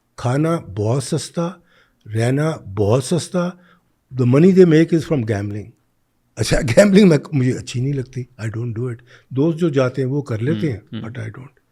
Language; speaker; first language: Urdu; non-native, local second language; Punjabi